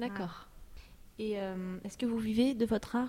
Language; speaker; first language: French; native; French